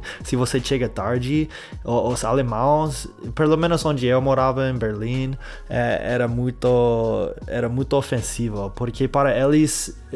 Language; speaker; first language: Portuguese; non-native, fluent; English